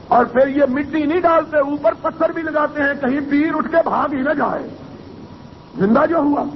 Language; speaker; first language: Urdu; non-native, local second language; Punjabi